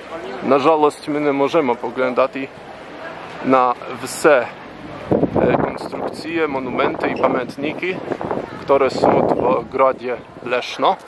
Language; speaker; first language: Polish; non-native, learner; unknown